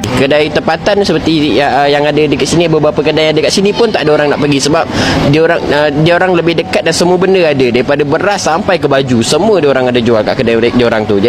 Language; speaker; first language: Malay; native; Malay